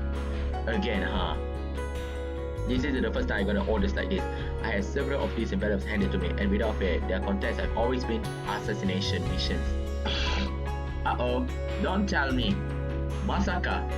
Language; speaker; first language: English; non-native, local second language; Malay